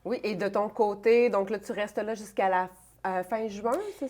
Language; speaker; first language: French; native; French